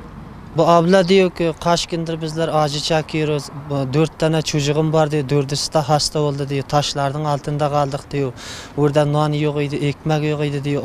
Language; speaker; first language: Turkish; non-native, learner; Uzbek